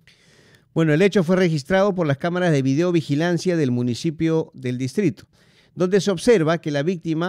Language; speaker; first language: Spanish; native; Spanish